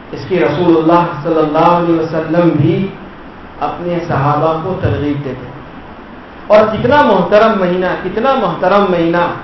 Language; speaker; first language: Urdu; non-native, local second language; Gujarati